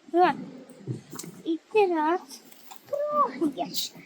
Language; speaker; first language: Polish; early bilingual, heritage; Polish